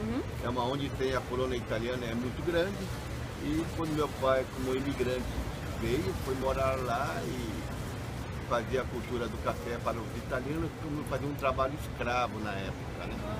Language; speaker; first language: Portuguese; early bilingual, other home language; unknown